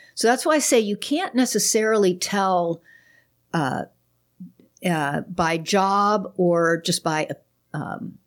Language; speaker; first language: English; native; English